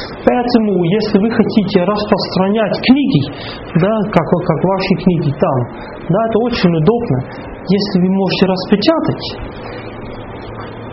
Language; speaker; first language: Russian; non-native, fluent; Dutch